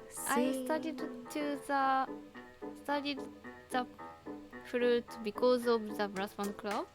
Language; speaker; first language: English; non-native, learner; Japanese